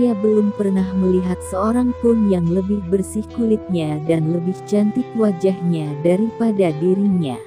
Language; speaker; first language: Indonesian; native; Indonesian